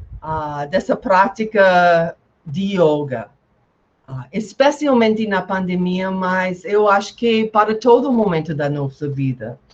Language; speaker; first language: Portuguese; non-native, fluent; English